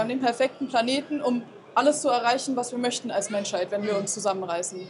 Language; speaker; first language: German; native; German